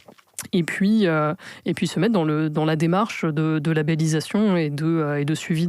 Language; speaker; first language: French; native; French